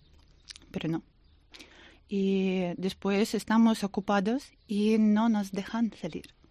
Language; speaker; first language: Spanish; non-native, learner; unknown